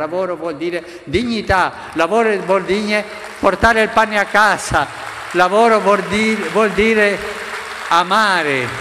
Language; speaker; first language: Italian; non-native, fluent; Spanish